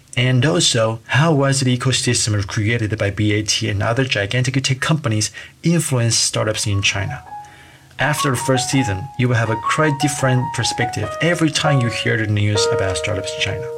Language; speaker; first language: English; non-native, fluent; Chinese